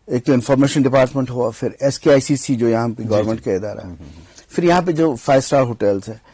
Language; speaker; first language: Hindi; non-native, local second language; Kashmiri